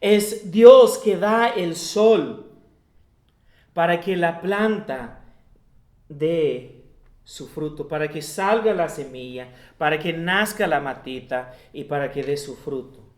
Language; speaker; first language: Spanish; non-native, fluent; English